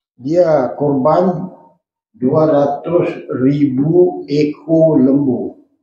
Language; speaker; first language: Malay; native; Malay